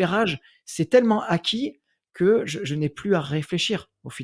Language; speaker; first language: French; native; French